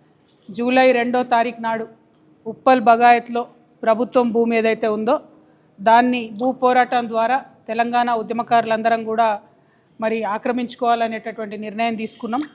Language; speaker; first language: Telugu; native; Telugu